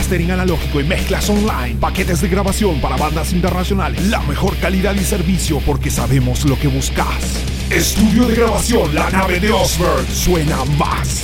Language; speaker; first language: Spanish; native; Spanish